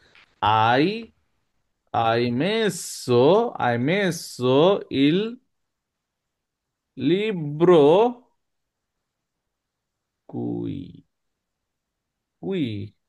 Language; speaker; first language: Italian; non-native, fluent; Bangla